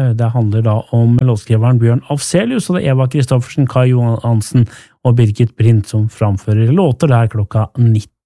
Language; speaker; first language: Norwegian; native; Norwegian